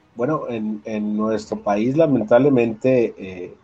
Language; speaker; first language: Spanish; native; Spanish